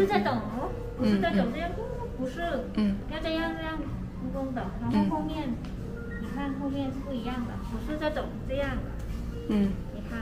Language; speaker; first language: Chinese; non-native, learner; Thai